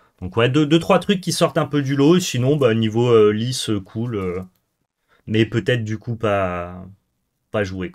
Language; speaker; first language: French; native; French